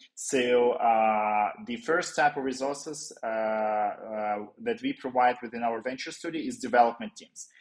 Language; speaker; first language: English; non-native, fluent; Ukrainian